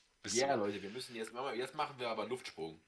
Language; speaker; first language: German; native; German